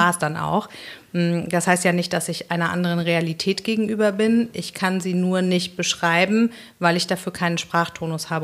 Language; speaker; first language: German; native; German